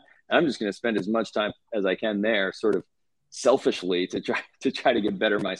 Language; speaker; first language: English; native; English